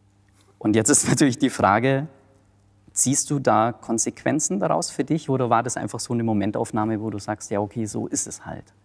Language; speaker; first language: German; native; German